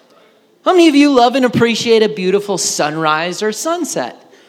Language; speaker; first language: English; native; English